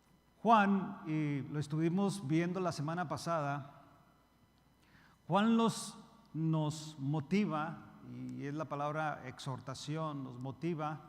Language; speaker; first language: Spanish; early bilingual, heritage; Spanish